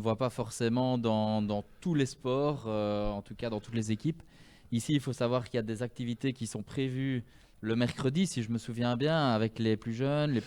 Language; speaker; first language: French; native; French